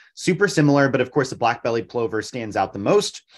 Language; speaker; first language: English; native; English